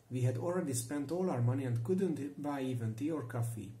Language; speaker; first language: English; non-native, fluent; Hungarian